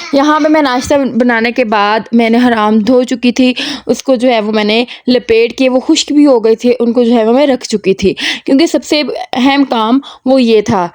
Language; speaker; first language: Urdu; non-native, local second language; Punjabi